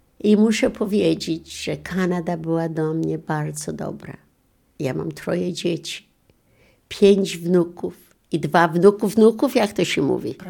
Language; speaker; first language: Polish; non-native, local second language; Yiddish